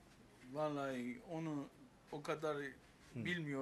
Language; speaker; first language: Turkish; non-native, fluent; Armenian